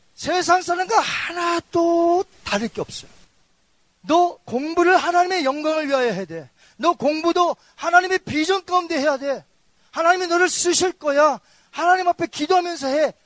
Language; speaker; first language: Korean; native; Korean